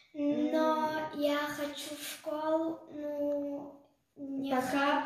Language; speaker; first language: Russian; early bilingual, heritage; Russian